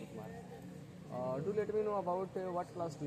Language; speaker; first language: English; non-native, local second language; Hindi